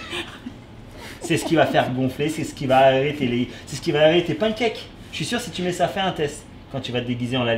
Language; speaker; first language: French; native; French